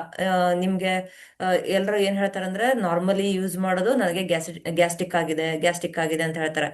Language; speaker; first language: Kannada; native; Kannada